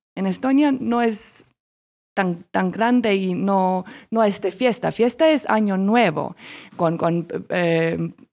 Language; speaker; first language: Spanish; non-native, learner; Estonian